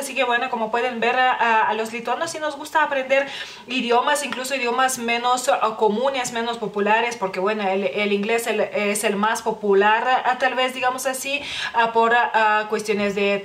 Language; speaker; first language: Spanish; non-native, fluent; Lithuanian